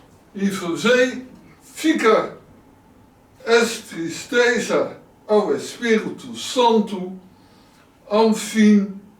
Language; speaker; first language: Portuguese; non-native, learner; Dutch